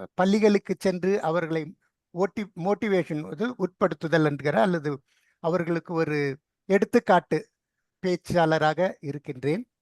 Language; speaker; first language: Tamil; non-native, local second language; Telugu